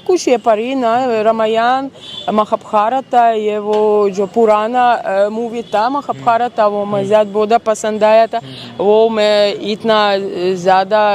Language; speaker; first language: Hindi; non-native, learner; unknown